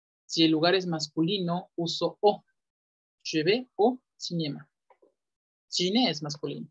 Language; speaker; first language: Spanish; native; Spanish